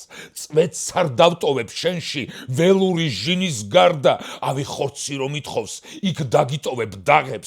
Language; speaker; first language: Georgian; native; Georgian